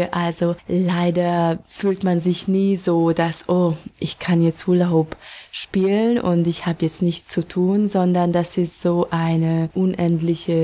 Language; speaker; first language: German; non-native, fluent; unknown